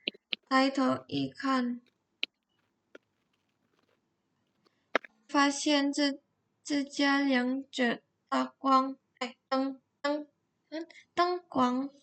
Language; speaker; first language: Chinese; non-native, learner; Indonesian